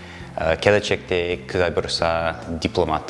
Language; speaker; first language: Kyrgyz; non-native, learner; English